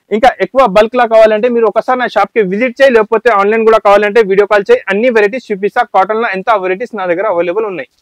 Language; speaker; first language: Telugu; non-native, local second language; Urdu